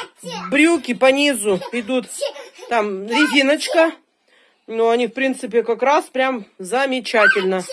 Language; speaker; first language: Russian; native; Russian